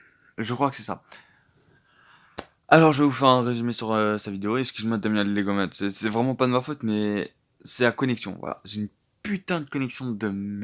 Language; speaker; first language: French; native; French